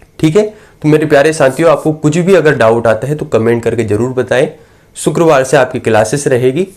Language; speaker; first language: Hindi; native; Hindi